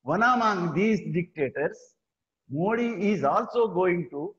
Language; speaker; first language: English; non-native, local second language; Telugu